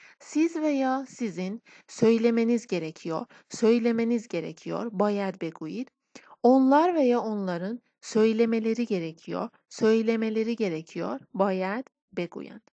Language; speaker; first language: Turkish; non-native, fluent; Persian